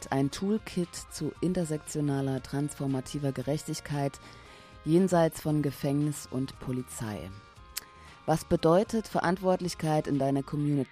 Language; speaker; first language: German; native; German